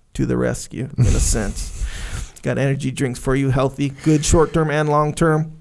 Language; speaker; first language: English; native; English